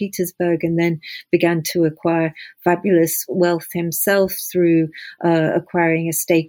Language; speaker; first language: English; native; English